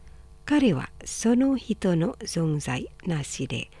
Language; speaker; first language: Japanese; non-native, fluent; Indonesian